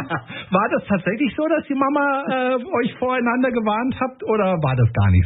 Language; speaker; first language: German; native; German